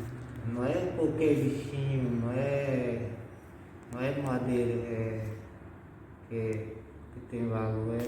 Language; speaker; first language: Portuguese; non-native, local second language; Guarani